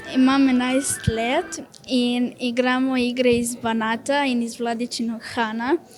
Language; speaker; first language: Slovenian; early bilingual, other home language; Serbian